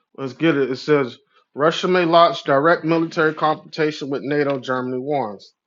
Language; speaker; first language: English; native; English